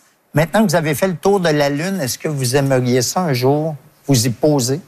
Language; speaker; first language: French; native; French